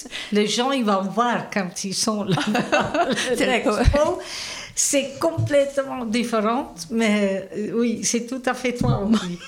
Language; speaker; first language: French; non-native, fluent; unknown